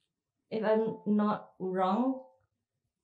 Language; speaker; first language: English; non-native, fluent; Indonesian